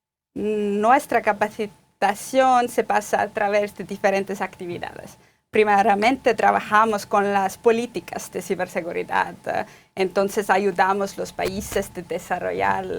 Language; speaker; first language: Spanish; non-native, fluent; Estonian